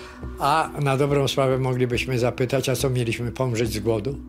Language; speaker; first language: Polish; native; Polish